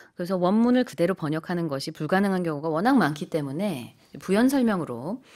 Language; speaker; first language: Korean; native; Korean